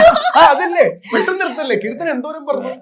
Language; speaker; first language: Malayalam; native; Malayalam